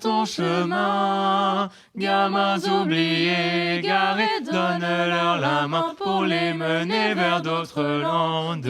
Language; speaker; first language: French; native; French